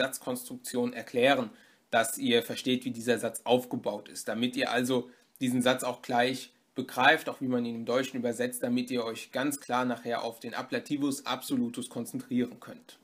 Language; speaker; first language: German; native; German